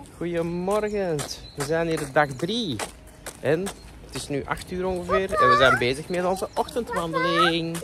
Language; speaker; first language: Dutch; native; Dutch